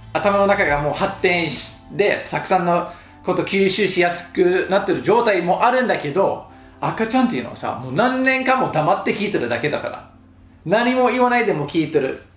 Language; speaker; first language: Japanese; non-native, fluent; English